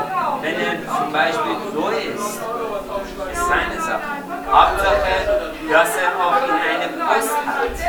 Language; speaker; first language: German; non-native, learner; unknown